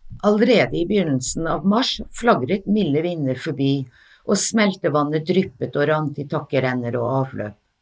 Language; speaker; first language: Norwegian; early bilingual, heritage; Norwegian